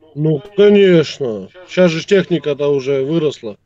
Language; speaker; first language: Russian; native; Russian